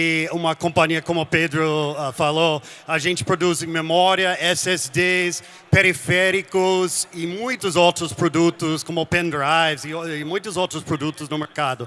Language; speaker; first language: Portuguese; non-native, fluent; English